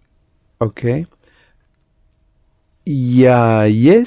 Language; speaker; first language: Russian; non-native, learner; English